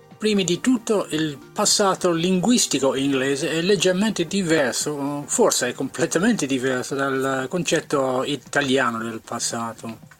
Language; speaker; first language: Italian; non-native, fluent; English